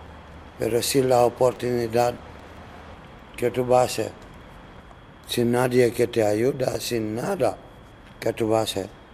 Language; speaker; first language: Spanish; non-native, learner; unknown